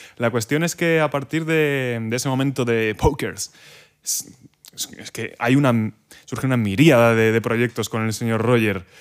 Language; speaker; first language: Spanish; native; Spanish